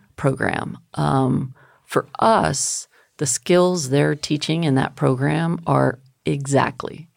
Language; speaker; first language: English; native; English